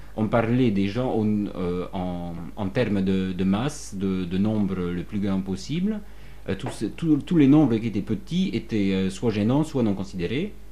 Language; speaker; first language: French; non-native, fluent; Polish